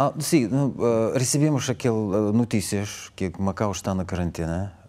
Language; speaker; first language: Portuguese; non-native, learner; Russian